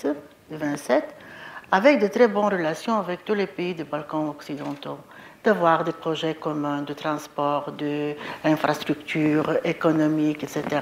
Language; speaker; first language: French; non-native, fluent; Bulgarian